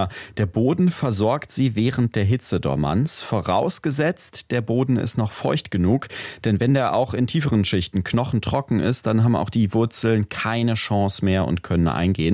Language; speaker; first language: German; native; German